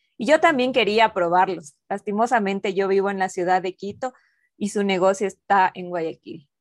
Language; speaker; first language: Spanish; native; Spanish